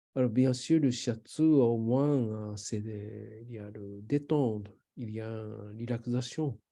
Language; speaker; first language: French; non-native, learner; Japanese